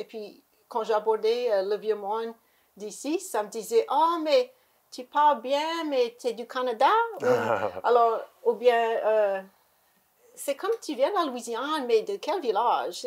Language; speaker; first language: French; native; French